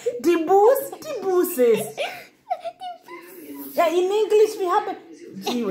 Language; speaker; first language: German; non-native, local second language; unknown